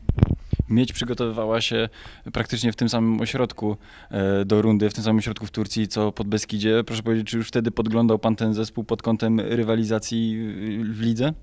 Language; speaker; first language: Polish; native; Polish